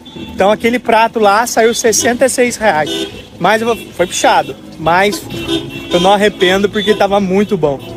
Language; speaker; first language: Portuguese; native; Portuguese